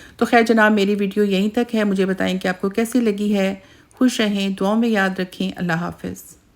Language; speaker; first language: Urdu; native; Urdu